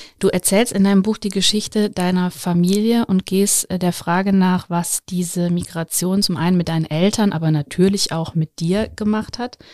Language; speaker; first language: German; native; German